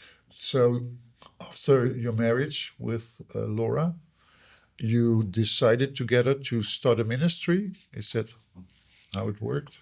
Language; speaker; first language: English; non-native, fluent; Dutch